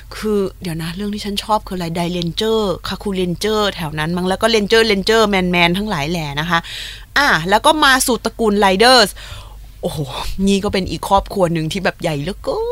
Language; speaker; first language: Thai; non-native, fluent; Japanese